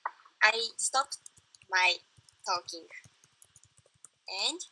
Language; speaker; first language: English; non-native, learner; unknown